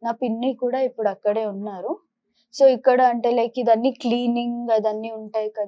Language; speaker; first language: Telugu; non-native, local second language; Kannada